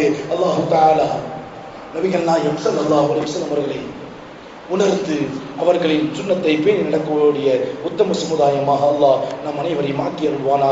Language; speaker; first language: Tamil; native; Tamil